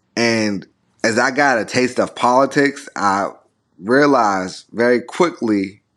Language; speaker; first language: English; native; English